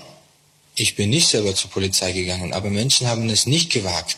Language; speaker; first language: German; non-native, fluent; Russian